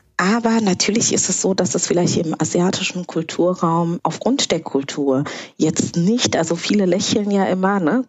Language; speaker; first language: German; early bilingual, other home language; Kinyarwanda